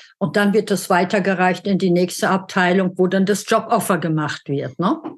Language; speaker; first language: German; native; German